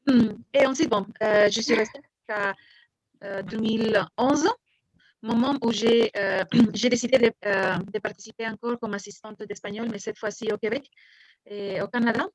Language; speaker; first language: French; non-native, fluent; Spanish